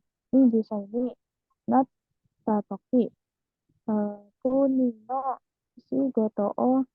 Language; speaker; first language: Japanese; non-native, learner; Indonesian